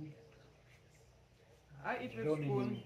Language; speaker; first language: English; non-native, learner; Russian